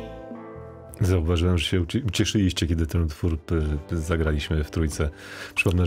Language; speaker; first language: Polish; native; Polish